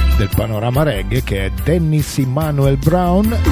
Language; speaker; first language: Italian; native; Italian